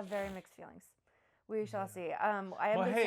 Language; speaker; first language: English; native; English